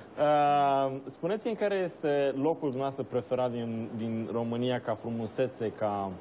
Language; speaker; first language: Romanian; native; Romanian